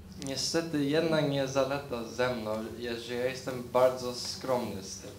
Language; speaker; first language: Polish; early bilingual, heritage; Polish